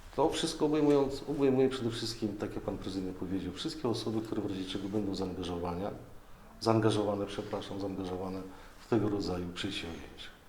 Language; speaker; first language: Polish; native; Polish